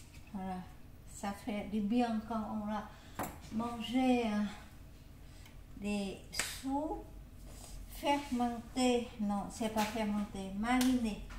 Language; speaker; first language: French; non-native, learner; Vietnamese